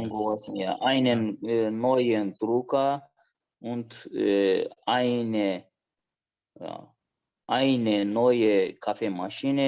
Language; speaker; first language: German; non-native, learner; Azerbaijani